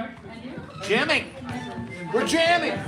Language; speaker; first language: English; native; English